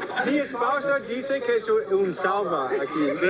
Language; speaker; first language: Spanish; non-native, learner; English